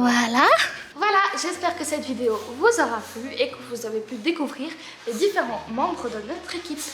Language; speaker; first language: French; native; French